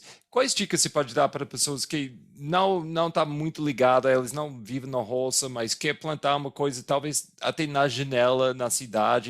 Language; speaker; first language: Portuguese; non-native, fluent; English